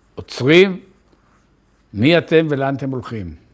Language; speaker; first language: Hebrew; native; Hebrew